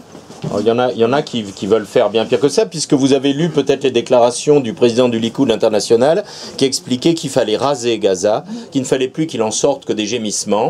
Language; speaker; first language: French; native; French